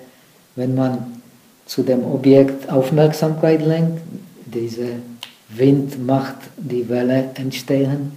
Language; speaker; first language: German; non-native, fluent; Czech